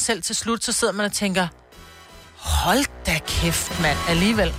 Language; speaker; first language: Danish; native; Danish